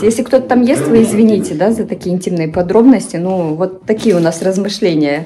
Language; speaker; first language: Russian; native; Russian